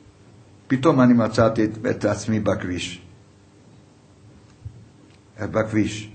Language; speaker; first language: Hebrew; non-native, fluent; Hungarian